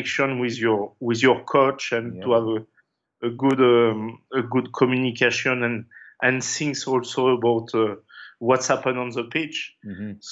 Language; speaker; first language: English; non-native, fluent; French